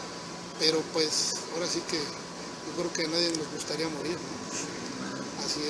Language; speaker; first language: Spanish; native; Spanish